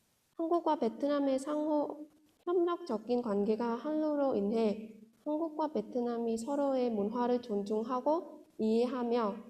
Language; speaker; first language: Korean; non-native, fluent; Vietnamese